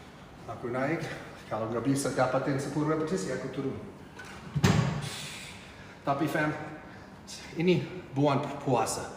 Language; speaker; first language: Indonesian; non-native, fluent; English